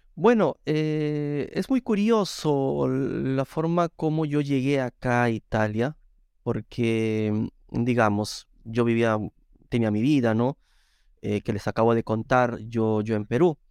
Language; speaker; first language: Spanish; native; Spanish